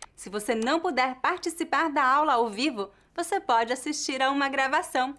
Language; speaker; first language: Portuguese; native; Portuguese